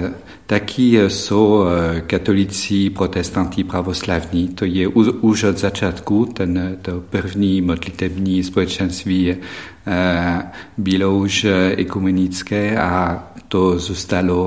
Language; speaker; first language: Czech; non-native, fluent; French